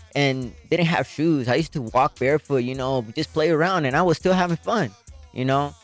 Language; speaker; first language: English; early bilingual, other home language; Spanish